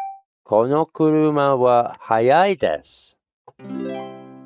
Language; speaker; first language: Japanese; non-native, learner; English